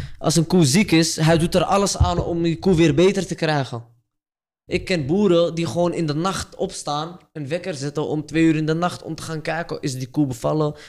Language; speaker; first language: Dutch; early bilingual, other home language; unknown